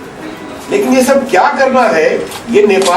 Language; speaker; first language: Hindi; native; Hindi